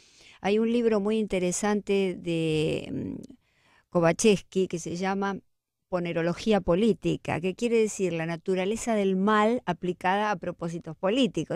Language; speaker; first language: Spanish; native; Spanish